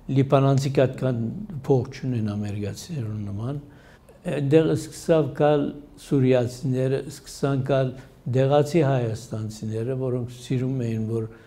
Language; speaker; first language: Armenian; early bilingual, heritage; Armenian